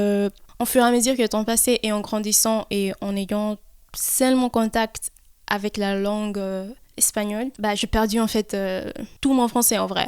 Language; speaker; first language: French; early bilingual, heritage; French